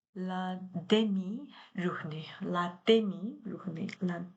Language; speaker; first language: French; non-native, learner; Chinese